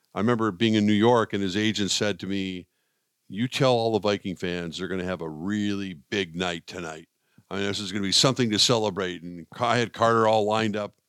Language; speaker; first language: English; native; English